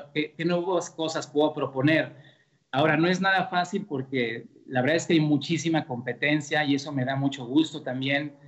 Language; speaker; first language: Spanish; native; Spanish